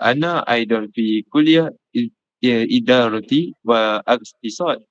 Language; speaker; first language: Arabic; non-native, learner; Malay